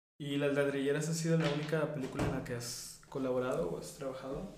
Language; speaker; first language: Spanish; native; Spanish